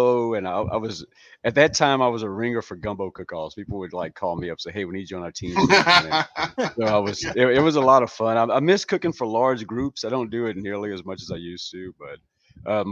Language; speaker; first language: English; native; English